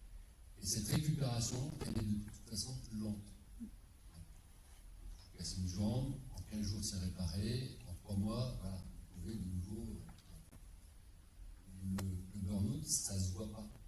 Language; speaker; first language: French; native; French